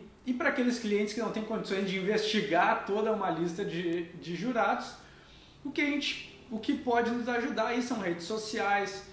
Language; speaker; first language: Portuguese; native; Portuguese